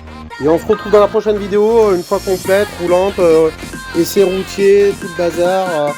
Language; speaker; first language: French; native; French